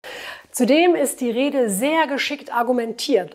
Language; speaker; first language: German; native; German